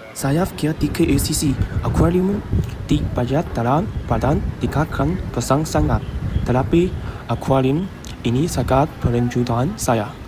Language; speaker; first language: Malay; non-native, learner; Chinese